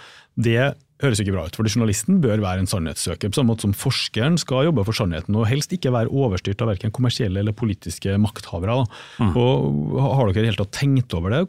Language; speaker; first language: Norwegian; native; Norwegian